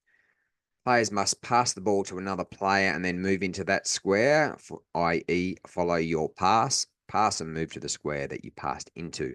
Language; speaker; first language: English; native; English